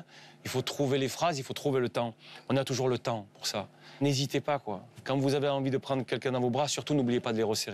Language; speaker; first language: French; native; French